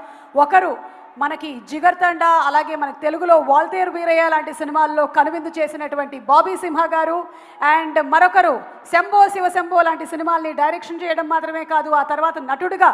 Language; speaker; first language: Telugu; native; Telugu